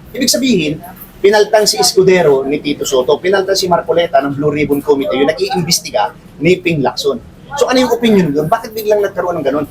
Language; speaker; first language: Filipino; native; Filipino